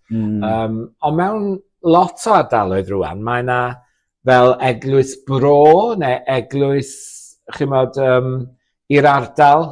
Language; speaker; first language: Welsh; native; Welsh